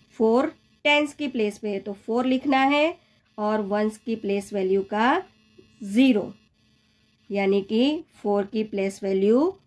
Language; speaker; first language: Hindi; non-native, local second language; Gujarati